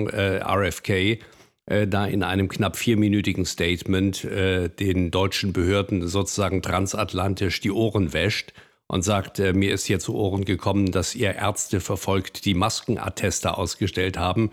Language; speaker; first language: German; native; German